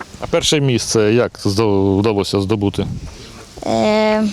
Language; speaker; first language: Ukrainian; native; Ukrainian